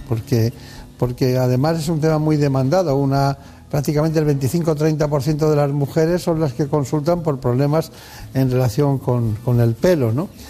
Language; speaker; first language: Spanish; native; Spanish